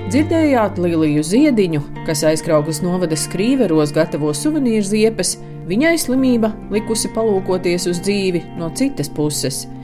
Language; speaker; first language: Latvian; native; Latvian